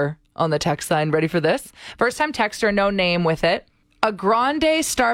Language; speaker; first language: English; native; English